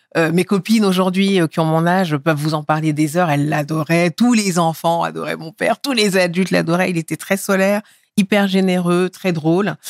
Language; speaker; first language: French; early bilingual, other home language; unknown